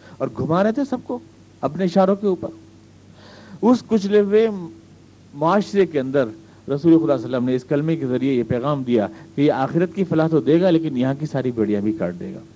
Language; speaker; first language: Urdu; native; Urdu